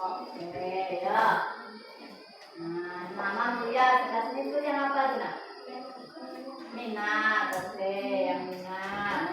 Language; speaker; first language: Indonesian; native; Indonesian